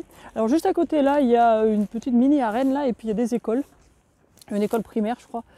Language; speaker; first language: French; native; French